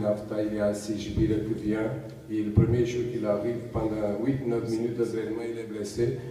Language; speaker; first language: French; non-native, learner; Portuguese